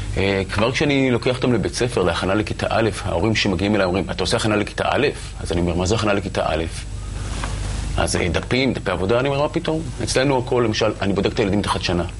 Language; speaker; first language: Hebrew; native; Hebrew